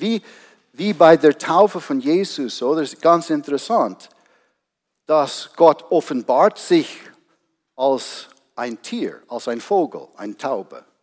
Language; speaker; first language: German; non-native, fluent; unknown